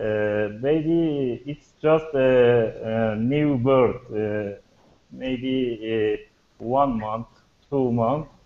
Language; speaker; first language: English; non-native, learner; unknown